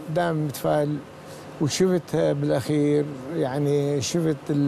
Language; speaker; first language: Arabic; native; Arabic